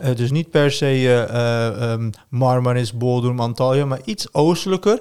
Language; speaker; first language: Dutch; early bilingual, other home language; Turkish